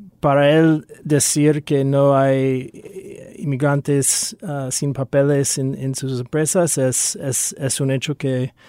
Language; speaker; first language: Spanish; non-native, fluent; English